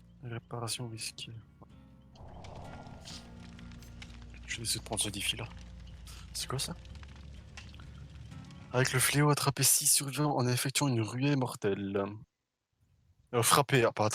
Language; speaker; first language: French; native; French